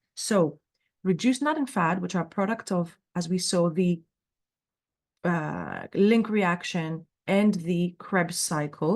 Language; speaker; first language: English; native; English